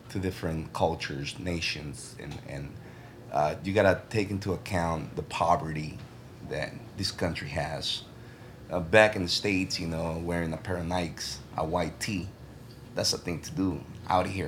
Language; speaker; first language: English; early bilingual, other home language; Spanish